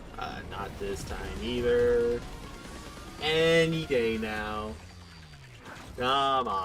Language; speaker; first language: English; native; English